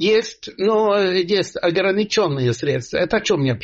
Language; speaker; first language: Russian; non-native, fluent; Swedish